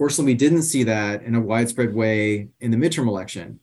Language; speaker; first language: English; native; English